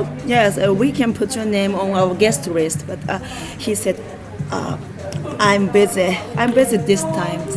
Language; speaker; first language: English; non-native, learner; Japanese